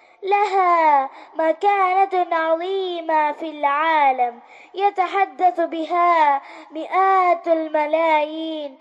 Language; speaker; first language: Arabic; non-native, learner; Malayalam